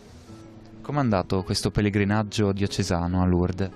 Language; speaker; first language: Italian; native; Italian